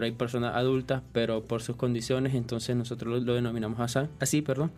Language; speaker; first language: Spanish; native; Spanish